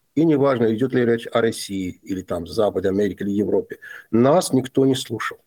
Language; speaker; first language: Russian; non-native, local second language; Azerbaijani